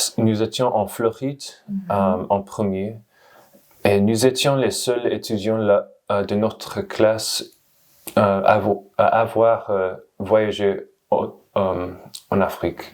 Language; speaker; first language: French; non-native, learner; English